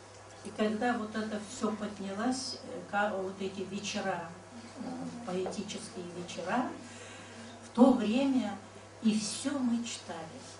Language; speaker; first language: Russian; non-native, local second language; Karachay-Balkar